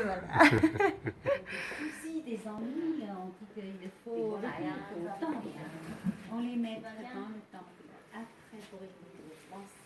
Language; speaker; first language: French; non-native, fluent; Chinese